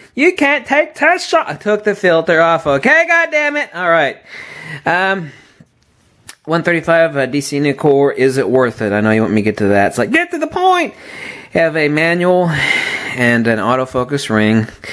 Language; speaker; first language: English; native; English